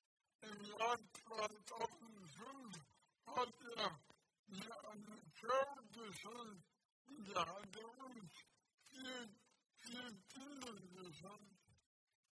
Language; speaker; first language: German; non-native, learner; Russian